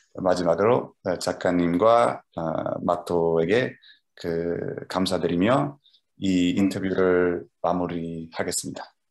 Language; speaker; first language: Korean; non-native, learner; Dutch